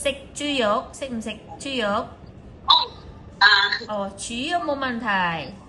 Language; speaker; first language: Cantonese; native; Cantonese